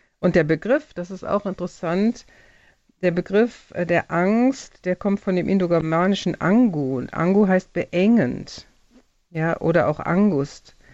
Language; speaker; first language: German; native; German